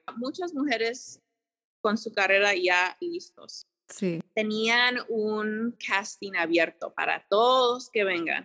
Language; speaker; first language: Spanish; early bilingual, heritage; Spanish